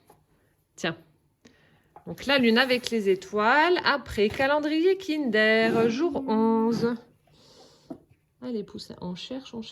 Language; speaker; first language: French; native; French